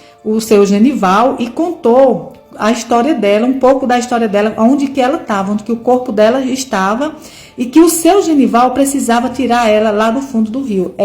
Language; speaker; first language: Portuguese; native; Portuguese